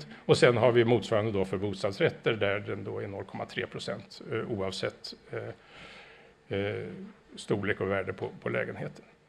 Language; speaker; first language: Swedish; native; Swedish